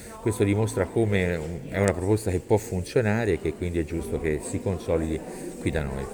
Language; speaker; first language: Italian; native; Italian